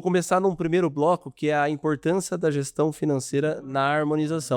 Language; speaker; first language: Portuguese; native; Portuguese